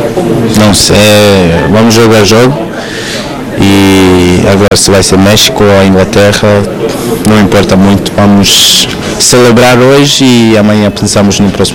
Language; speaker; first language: Portuguese; non-native, learner; Norwegian